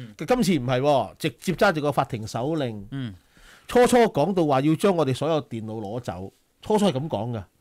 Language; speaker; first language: Cantonese; native; Cantonese